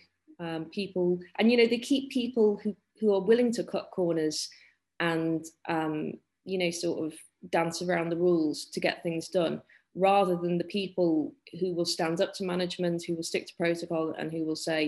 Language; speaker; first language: English; native; English